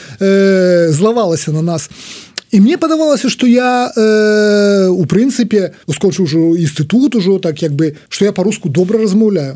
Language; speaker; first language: Belarusian; native; Belarusian